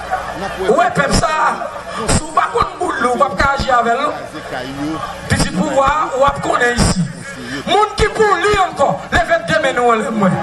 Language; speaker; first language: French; non-native, local second language; Haitian Creole